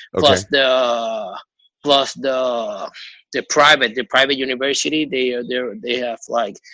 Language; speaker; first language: English; non-native, fluent; Spanish